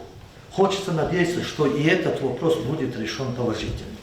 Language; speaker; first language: Russian; non-native, local second language; Lezghian